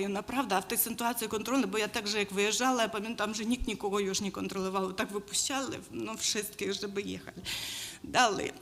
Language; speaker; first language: Polish; non-native, learner; Ukrainian